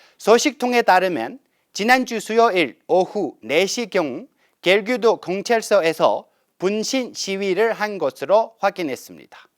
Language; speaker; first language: Korean; non-native, fluent; Tibetan